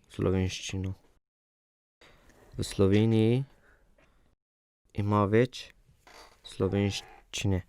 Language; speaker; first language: Slovenian; early bilingual, other home language; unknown